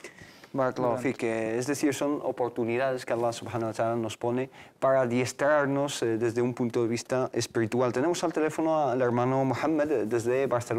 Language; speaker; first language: Spanish; native; Spanish